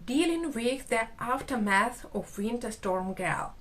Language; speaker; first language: English; non-native, fluent; Ukrainian